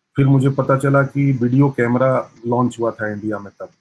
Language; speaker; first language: Hindi; native; Hindi